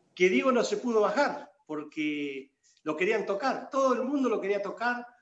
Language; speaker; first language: Spanish; native; Spanish